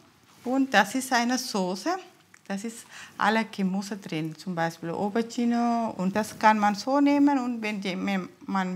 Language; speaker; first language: German; non-native, learner; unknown